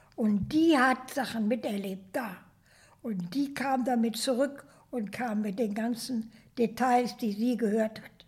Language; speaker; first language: German; native; German